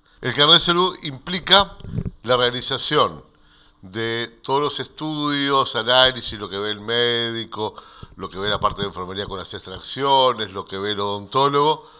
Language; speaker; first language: Spanish; native; Spanish